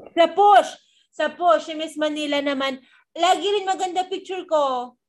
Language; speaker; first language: Filipino; native; Filipino